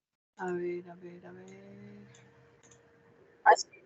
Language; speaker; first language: Spanish; native; Spanish